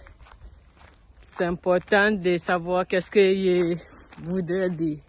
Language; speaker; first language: French; non-native, learner; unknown